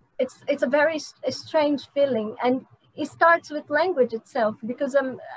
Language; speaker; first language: English; non-native, fluent; Portuguese